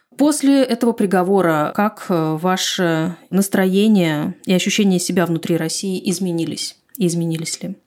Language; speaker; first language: Russian; native; Russian